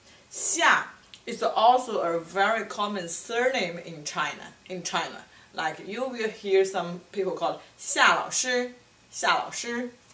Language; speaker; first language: English; non-native, fluent; Chinese